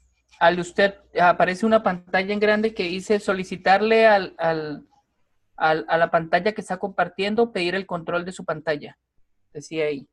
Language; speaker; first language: Spanish; native; Spanish